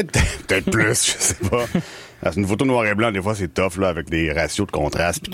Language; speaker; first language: French; native; French